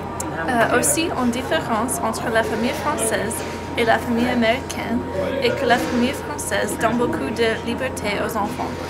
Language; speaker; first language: French; non-native, learner; English